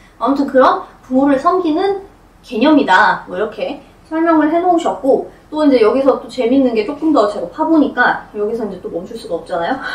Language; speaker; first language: Korean; non-native, fluent; Russian